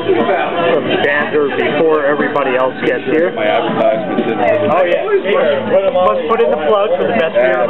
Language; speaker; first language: English; native; English